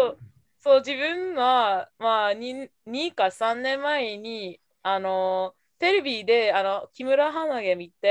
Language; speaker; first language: Japanese; non-native, fluent; English